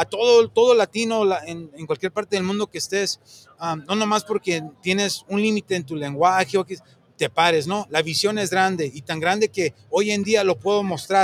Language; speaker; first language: Spanish; native; Spanish